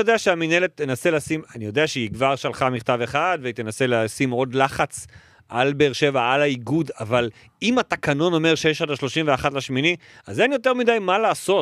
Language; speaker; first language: Hebrew; native; Hebrew